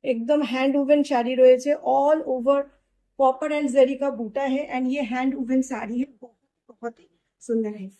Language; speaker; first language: Hindi; non-native, local second language; Bangla